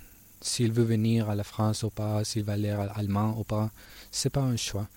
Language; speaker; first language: French; non-native, learner; Spanish